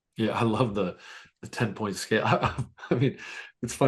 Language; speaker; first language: English; native; English